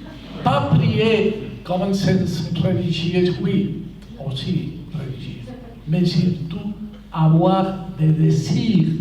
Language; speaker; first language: French; non-native, fluent; Spanish